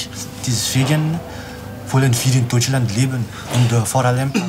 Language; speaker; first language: German; non-native, learner; Malagasy